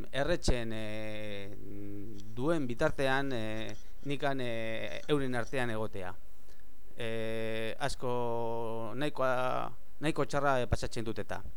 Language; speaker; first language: Basque; non-native, learner; Spanish